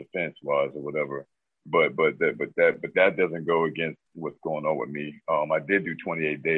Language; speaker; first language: English; native; English